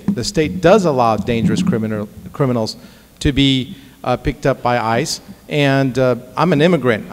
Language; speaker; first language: English; early bilingual, other home language; Arabic